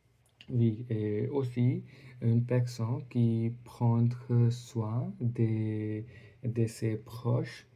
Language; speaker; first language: French; non-native, learner; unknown